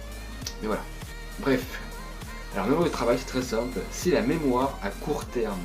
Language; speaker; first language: French; native; French